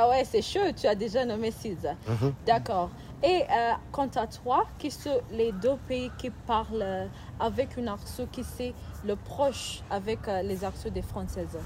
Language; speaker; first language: French; non-native, learner; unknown